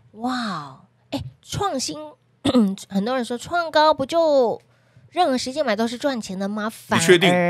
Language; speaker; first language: Chinese; native; Chinese